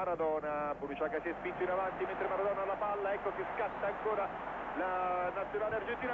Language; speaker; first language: Italian; native; Italian